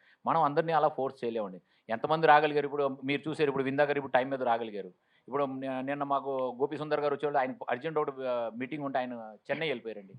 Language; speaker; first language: Telugu; native; Telugu